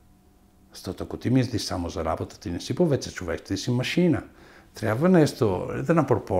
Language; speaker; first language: Bulgarian; non-native, fluent; Italian